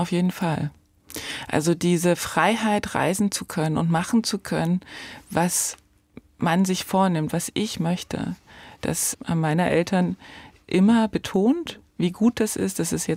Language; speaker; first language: German; native; German